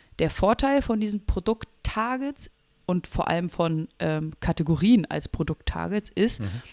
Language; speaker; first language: German; native; German